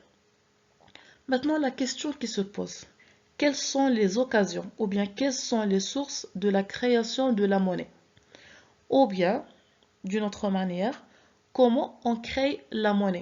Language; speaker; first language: French; non-native, local second language; Arabic